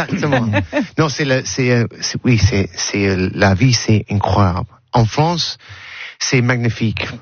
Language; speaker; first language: French; non-native, learner; English